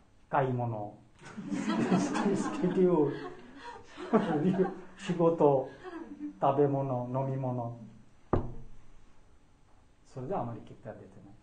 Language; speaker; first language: Japanese; non-native, fluent; Bangla